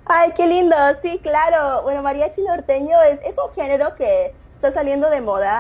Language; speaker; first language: Spanish; early bilingual, heritage; Spanish